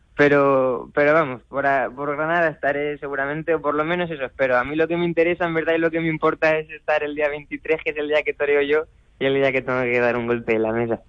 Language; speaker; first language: Spanish; native; Spanish